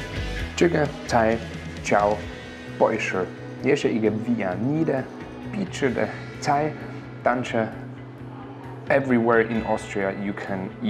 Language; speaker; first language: Chinese; non-native, fluent; German